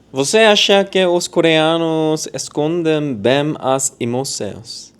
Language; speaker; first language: Portuguese; non-native, learner; Korean